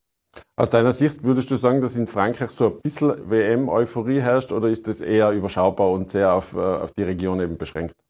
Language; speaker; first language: German; native; German